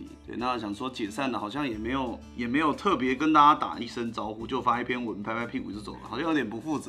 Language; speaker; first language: Chinese; native; Chinese